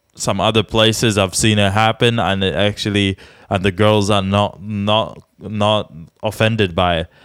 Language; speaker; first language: English; non-native, fluent; Czech